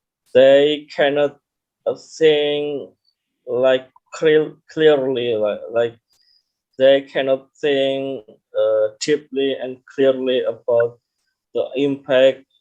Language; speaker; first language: English; non-native, learner; Indonesian